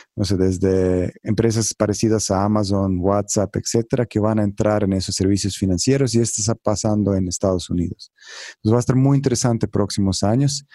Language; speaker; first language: Spanish; non-native, fluent; Croatian